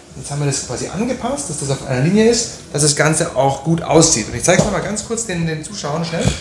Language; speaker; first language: German; native; German